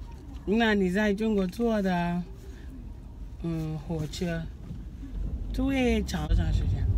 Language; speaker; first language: Chinese; non-native, fluent; English